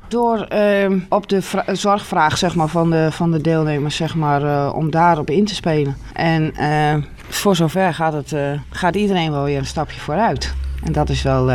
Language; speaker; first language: Dutch; native; Dutch